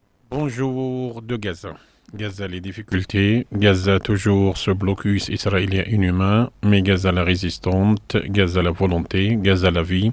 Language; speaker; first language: French; non-native, fluent; Arabic